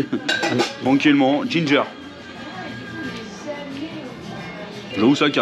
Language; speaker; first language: French; native; French